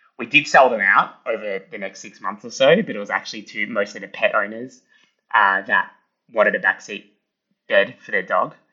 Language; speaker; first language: English; early bilingual, other home language; Italian